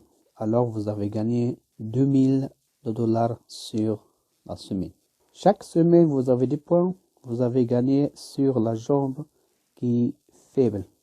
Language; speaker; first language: French; non-native, learner; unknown